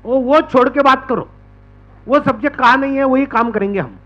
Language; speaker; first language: Hindi; non-native, local second language; Marathi